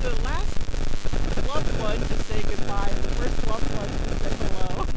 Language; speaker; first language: English; native; English